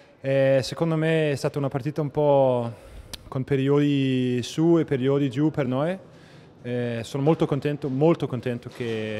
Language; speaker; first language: Italian; non-native, fluent; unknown